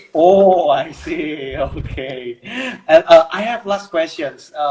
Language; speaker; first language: English; non-native, fluent; Indonesian